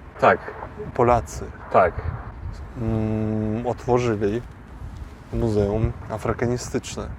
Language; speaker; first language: Polish; non-native, fluent; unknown